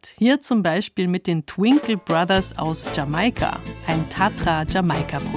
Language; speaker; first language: German; native; German